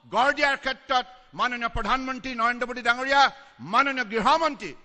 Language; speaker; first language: Hindi; non-native, local second language; Assamese